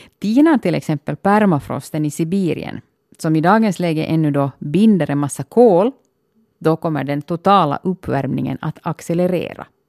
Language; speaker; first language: Swedish; native; Swedish